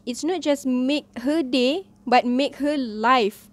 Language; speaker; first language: English; non-native, local second language; Malay